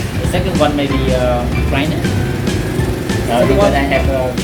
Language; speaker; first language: English; non-native, learner; Vietnamese